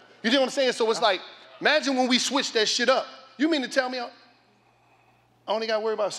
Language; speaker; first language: English; native; English